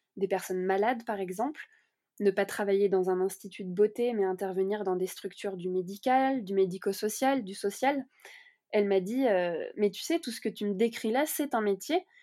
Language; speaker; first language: French; native; French